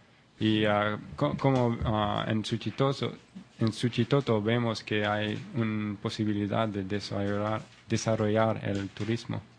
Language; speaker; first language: Spanish; non-native, learner; English